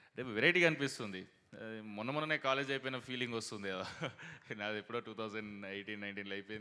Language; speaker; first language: Telugu; native; Telugu